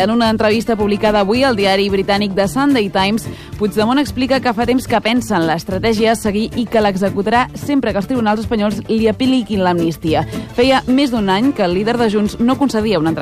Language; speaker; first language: Catalan; native; Catalan